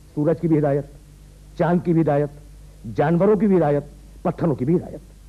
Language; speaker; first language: Urdu; native; Urdu